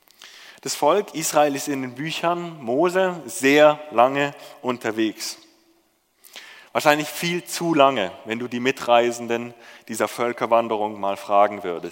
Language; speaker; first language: German; native; German